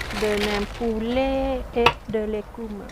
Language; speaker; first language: French; non-native, learner; Thai